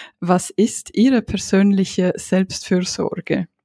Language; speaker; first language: German; native; German